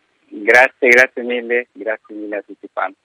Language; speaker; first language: Italian; non-native, fluent; Arabic